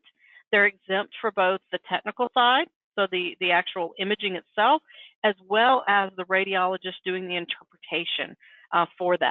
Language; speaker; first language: English; native; English